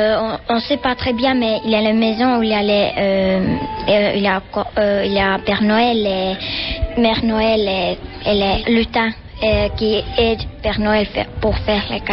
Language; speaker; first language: French; non-native, learner; Finnish